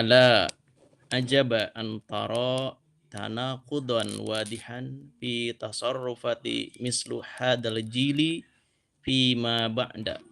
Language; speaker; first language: Arabic; non-native, learner; Indonesian